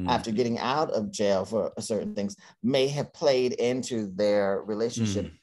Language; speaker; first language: English; native; English